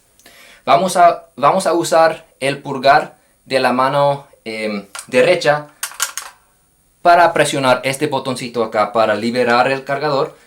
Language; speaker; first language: Spanish; non-native, fluent; English